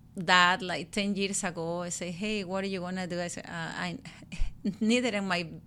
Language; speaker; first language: English; non-native, learner; Spanish